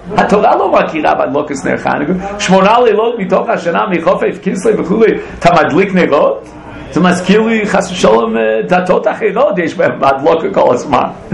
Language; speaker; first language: Hebrew; non-native, fluent; English